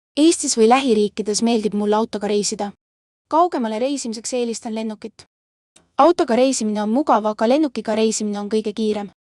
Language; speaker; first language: Estonian; non-native, learner; Bangla